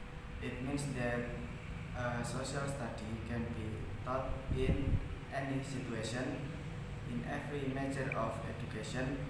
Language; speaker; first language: English; non-native, learner; Indonesian